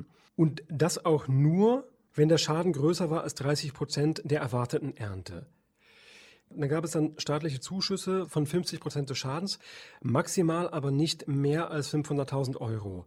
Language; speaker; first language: German; native; German